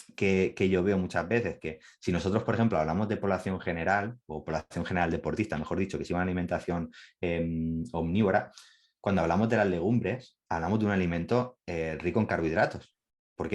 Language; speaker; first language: Spanish; native; Spanish